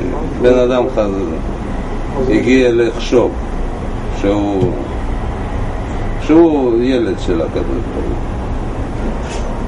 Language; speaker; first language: Hebrew; non-native, learner; Russian